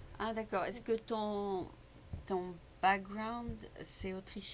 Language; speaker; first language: French; native; French